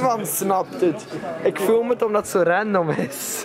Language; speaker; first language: Dutch; native; Dutch